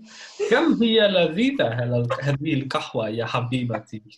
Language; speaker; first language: Arabic; non-native, learner; Dutch